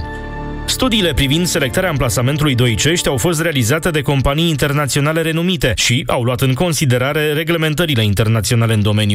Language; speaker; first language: Romanian; native; Romanian